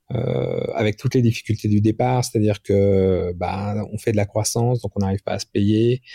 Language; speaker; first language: French; native; French